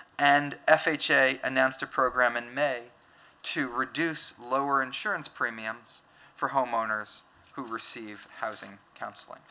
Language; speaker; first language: English; native; English